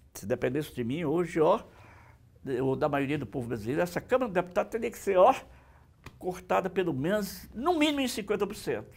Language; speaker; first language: Portuguese; native; Portuguese